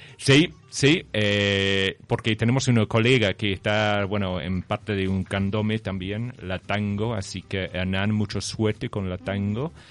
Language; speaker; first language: Spanish; non-native, fluent; English